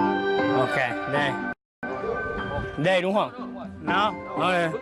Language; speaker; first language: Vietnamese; non-native, learner; English